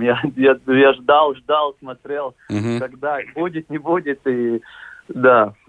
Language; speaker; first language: Russian; non-native, local second language; Latvian